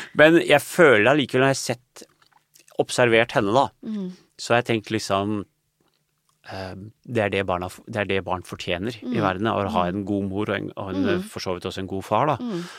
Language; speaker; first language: Norwegian; early bilingual, other home language; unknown